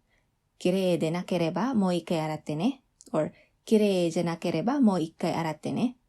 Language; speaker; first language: Japanese; non-native, fluent; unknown